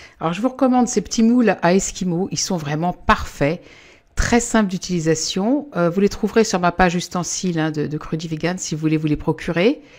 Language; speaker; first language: French; native; French